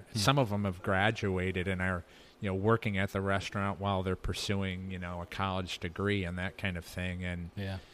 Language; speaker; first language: English; native; English